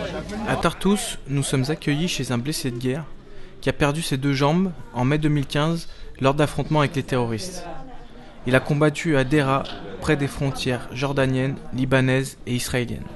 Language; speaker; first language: French; native; French